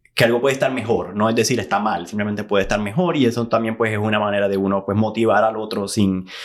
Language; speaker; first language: Spanish; native; Spanish